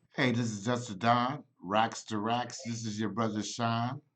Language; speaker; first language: English; native; English